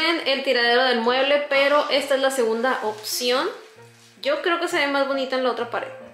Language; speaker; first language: Spanish; native; Spanish